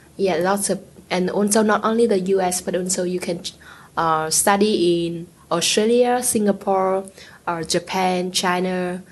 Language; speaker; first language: English; non-native, learner; Vietnamese